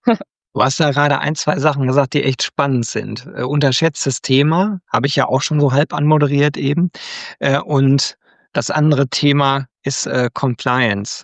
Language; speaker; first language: German; native; German